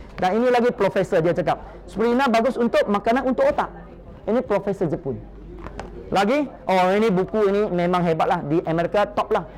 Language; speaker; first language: Malay; non-native, local second language; Chinese